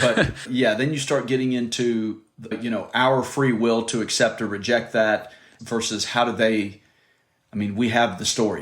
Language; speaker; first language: English; native; English